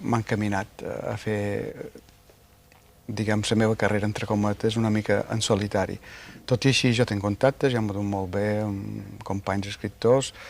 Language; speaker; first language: Catalan; native; Catalan